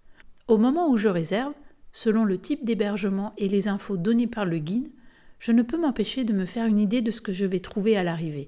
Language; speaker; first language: French; native; French